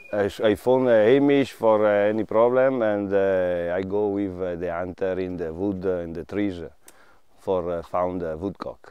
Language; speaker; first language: English; non-native, learner; Italian